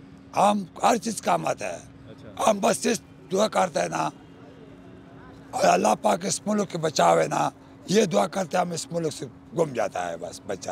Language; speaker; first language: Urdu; non-native, local second language; Pashto